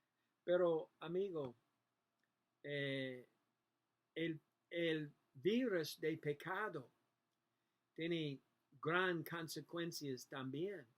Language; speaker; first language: Spanish; non-native, learner; English